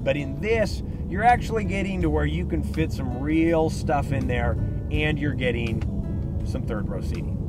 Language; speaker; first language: English; native; English